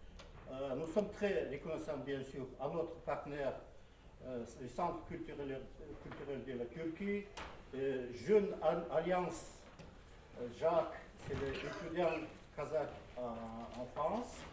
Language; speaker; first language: French; non-native, fluent; Kazakh